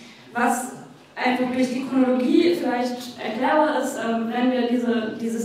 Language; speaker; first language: German; native; German